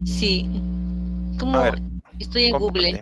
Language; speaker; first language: Spanish; native; Spanish